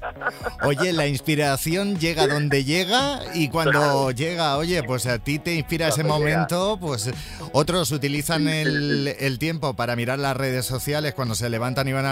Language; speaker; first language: Spanish; native; Spanish